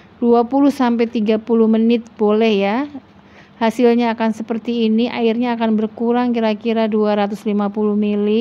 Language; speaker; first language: Indonesian; non-native, local second language; Javanese